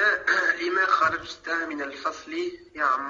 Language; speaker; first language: Arabic; non-native, learner; French